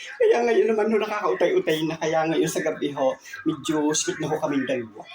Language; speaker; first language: Filipino; native; Filipino